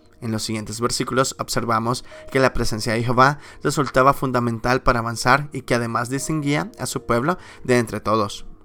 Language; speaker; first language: Spanish; native; Spanish